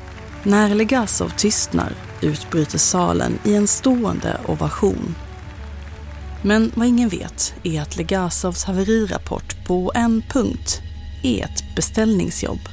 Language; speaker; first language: Swedish; native; Swedish